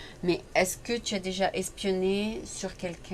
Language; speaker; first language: French; native; French